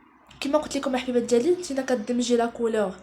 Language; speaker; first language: Arabic; native; Arabic